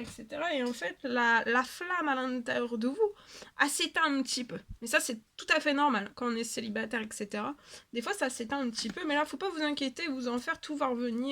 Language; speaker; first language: French; native; French